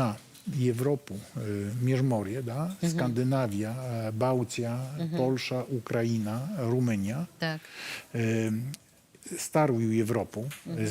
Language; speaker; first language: Polish; non-native, learner; Russian